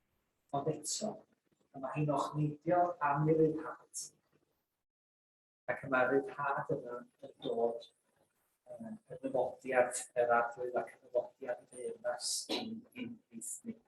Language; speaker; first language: Welsh; native; Welsh